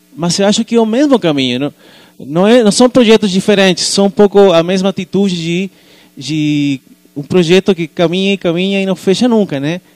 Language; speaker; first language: Portuguese; non-native, fluent; Spanish